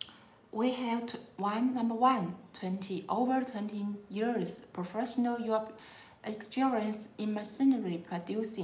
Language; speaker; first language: English; non-native, learner; Chinese